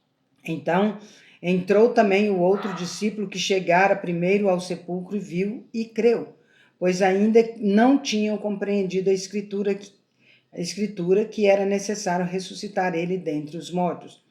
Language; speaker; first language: Portuguese; native; Portuguese